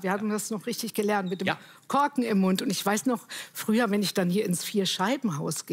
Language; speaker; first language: German; native; German